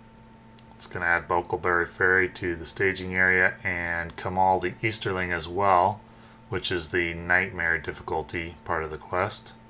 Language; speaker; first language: English; native; English